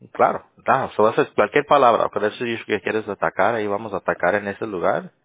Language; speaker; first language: Spanish; early bilingual, other home language; English